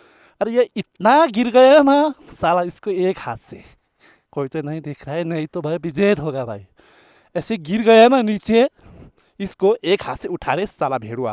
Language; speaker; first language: Hindi; non-native, learner; Nepali